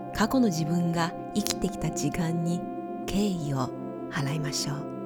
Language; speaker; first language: Japanese; native; Japanese